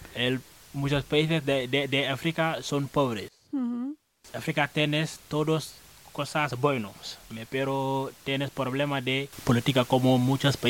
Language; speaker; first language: Spanish; non-native, learner; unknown